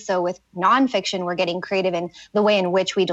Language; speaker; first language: English; native; English